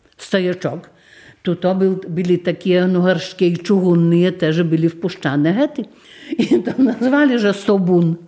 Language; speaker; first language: Polish; non-native, local second language; Belarusian